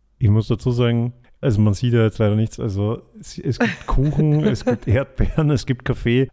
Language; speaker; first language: German; native; German